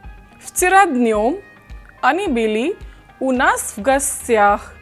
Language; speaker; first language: Russian; non-native, fluent; English